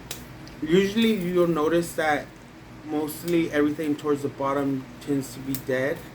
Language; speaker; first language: English; native; English